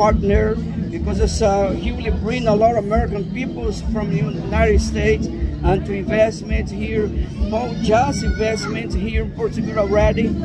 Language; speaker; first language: English; non-native, learner; Portuguese